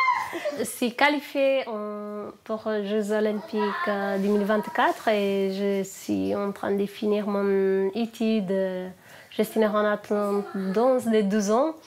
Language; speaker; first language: French; non-native, learner; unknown